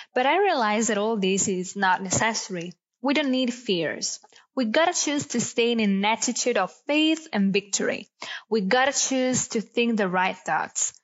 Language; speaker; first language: English; non-native, fluent; Italian